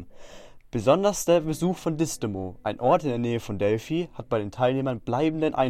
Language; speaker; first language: German; native; German